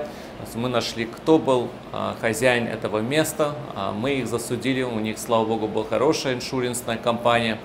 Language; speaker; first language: Russian; early bilingual, heritage; Russian